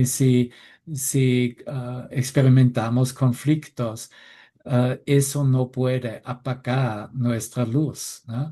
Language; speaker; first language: Spanish; non-native, fluent; German